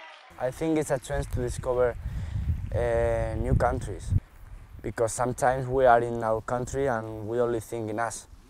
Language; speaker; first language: English; non-native, fluent; Spanish